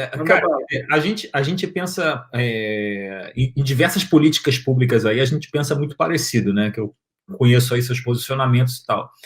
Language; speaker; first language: Portuguese; native; Portuguese